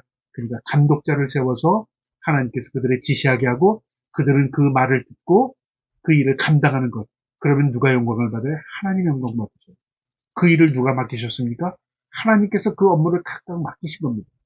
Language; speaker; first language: Korean; native; Korean